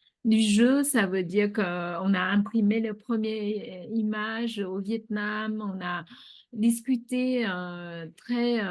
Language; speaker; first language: French; non-native, fluent; Vietnamese